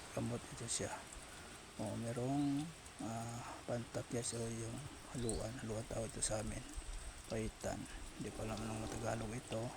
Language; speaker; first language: Filipino; non-native, local second language; Cebuano